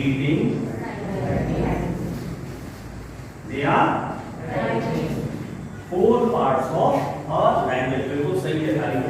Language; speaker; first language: Hindi; native; Hindi